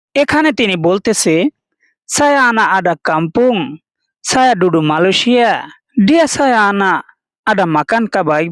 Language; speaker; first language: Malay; non-native, fluent; Bangla